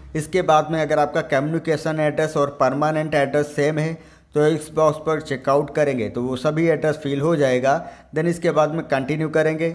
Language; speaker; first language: Hindi; native; Hindi